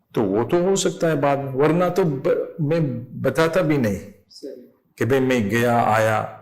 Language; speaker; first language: Urdu; non-native, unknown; English